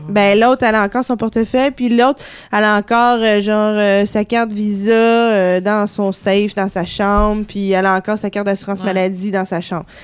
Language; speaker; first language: French; native; French